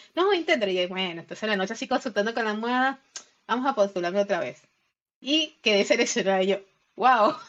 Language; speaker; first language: Spanish; native; Spanish